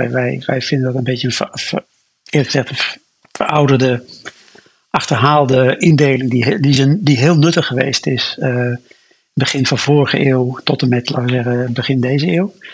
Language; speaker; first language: Dutch; native; Dutch